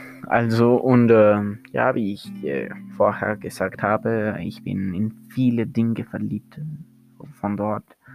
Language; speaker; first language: German; non-native, learner; Spanish